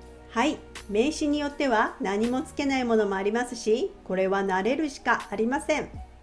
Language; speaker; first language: Japanese; native; Japanese